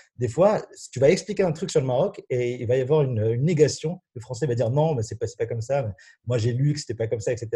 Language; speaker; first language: French; non-native, local second language; Arabic